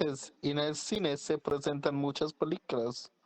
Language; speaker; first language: Spanish; non-native, learner; English